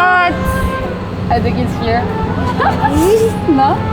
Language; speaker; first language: English; non-native, learner; French